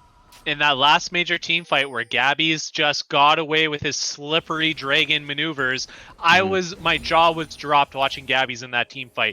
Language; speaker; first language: English; native; English